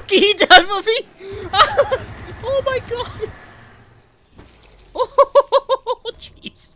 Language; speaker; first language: Welsh; native; Welsh